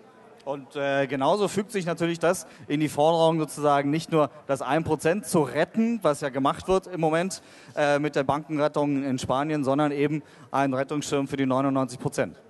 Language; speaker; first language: German; native; German